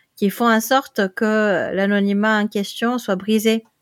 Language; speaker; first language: French; non-native, fluent; Dutch